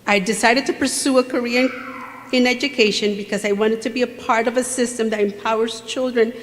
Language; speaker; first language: English; early bilingual, other home language; Spanish